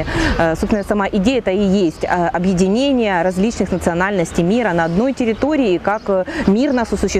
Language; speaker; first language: Russian; native; Russian